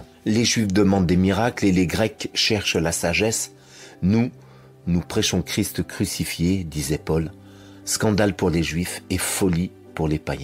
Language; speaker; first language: French; native; French